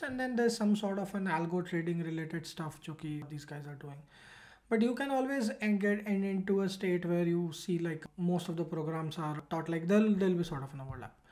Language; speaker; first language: English; non-native, local second language; Hindi